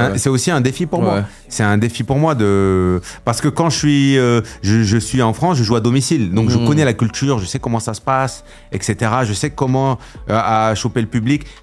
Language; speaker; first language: French; native; French